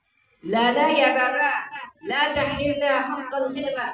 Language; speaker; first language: Arabic; non-native, learner; Urdu